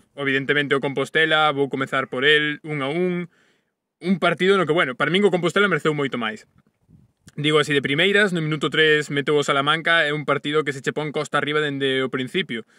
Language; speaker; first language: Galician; native; Galician